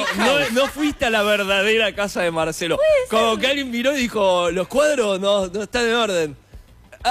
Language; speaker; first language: Spanish; native; Spanish